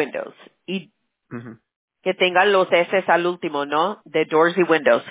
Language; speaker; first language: Spanish; early bilingual, heritage; Spanish